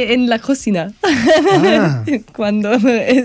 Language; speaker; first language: Spanish; non-native, learner; English